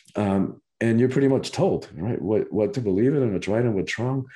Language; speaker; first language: English; early bilingual, other home language; Spanish